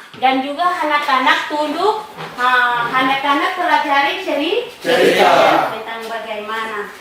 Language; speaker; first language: Indonesian; non-native, local second language; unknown